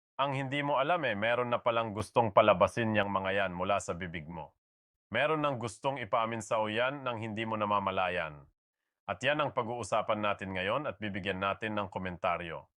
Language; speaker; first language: Filipino; native; Filipino